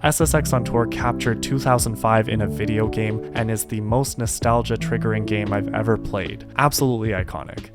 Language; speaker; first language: English; native; English